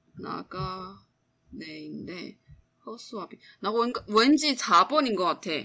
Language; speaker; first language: Korean; non-native, fluent; Chinese